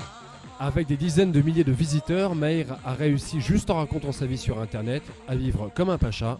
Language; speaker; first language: French; native; French